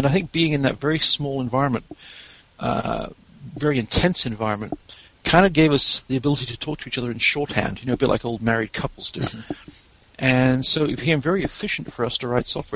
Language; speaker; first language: English; native; English